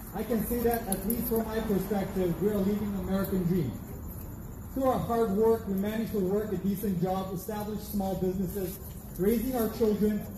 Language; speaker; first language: English; non-native, fluent; Uyghur